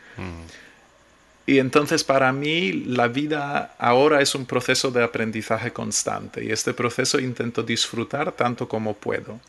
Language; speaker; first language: Spanish; non-native, fluent; Polish